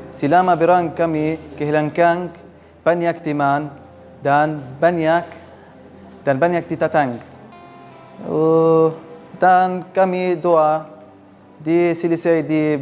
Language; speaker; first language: Indonesian; non-native, learner; Arabic